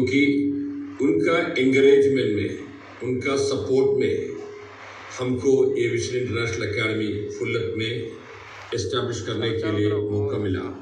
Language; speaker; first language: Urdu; non-native, local second language; Malayalam